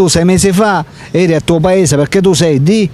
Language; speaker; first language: Italian; native; Italian